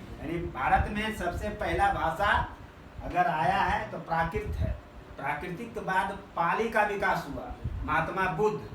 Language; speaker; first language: Hindi; native; Hindi